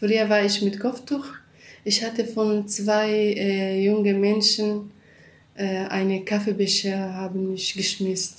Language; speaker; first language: German; non-native, learner; Central Kurdish